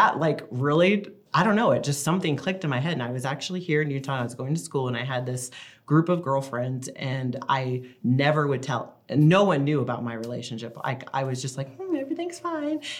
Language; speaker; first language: English; native; English